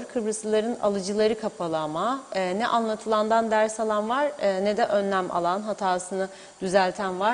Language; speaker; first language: Turkish; native; Turkish